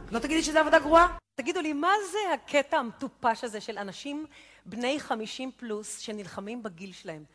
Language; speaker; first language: Hebrew; native; Hebrew